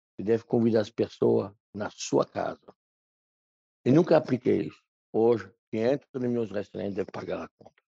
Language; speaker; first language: Portuguese; non-native, fluent; French